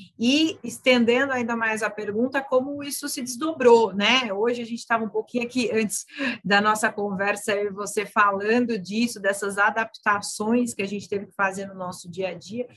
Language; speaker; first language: Portuguese; native; Portuguese